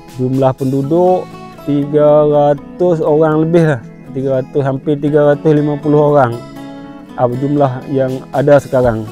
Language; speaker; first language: Malay; non-native, local second language; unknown